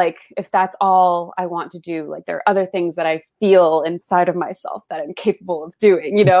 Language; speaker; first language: English; early bilingual, other home language; Spanish